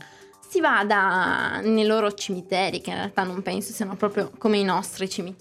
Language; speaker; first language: Italian; native; Italian